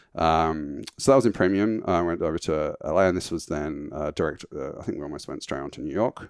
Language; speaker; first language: English; native; English